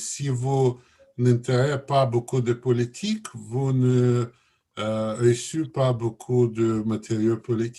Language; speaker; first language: French; non-native, learner; Russian